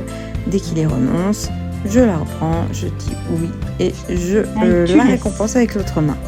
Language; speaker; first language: French; native; French